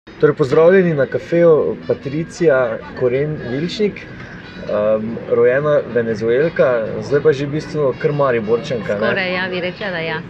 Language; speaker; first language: Slovenian; native; Slovenian